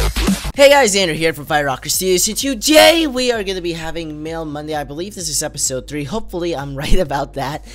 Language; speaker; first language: English; native; English